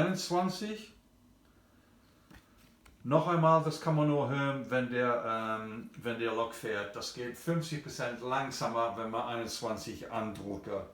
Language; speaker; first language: German; non-native, fluent; English